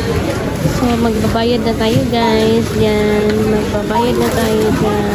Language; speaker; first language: Filipino; native; Filipino